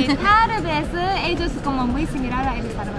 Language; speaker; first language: Spanish; non-native, learner; Japanese